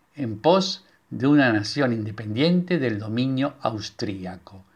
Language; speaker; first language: Spanish; non-native, local second language; Hungarian